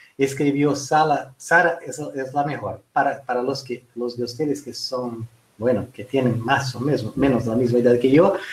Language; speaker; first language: Spanish; non-native, fluent; Portuguese